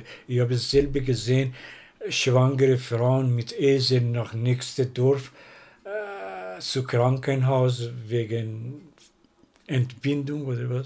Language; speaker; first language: German; non-native, learner; Persian